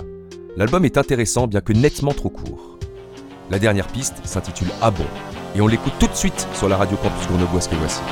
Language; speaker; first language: French; native; French